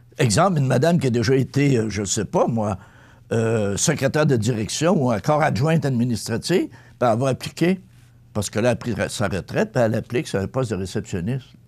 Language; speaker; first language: French; native; French